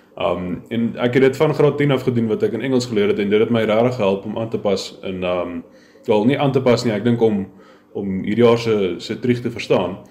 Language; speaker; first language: Afrikaans; native; Afrikaans